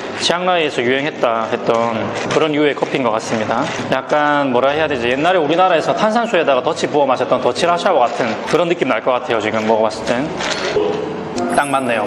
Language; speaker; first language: Korean; native; Korean